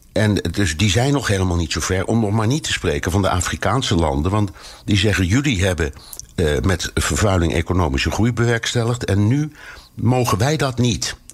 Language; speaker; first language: Dutch; native; Dutch